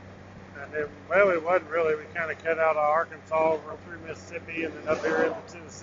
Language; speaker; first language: English; native; English